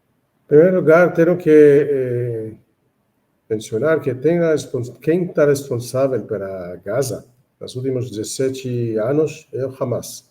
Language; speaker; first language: Portuguese; non-native, fluent; Hebrew